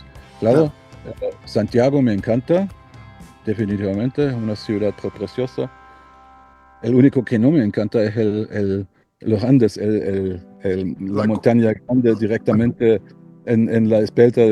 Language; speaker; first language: Spanish; non-native, learner; German